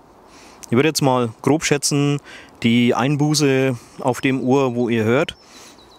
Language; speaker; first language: German; native; German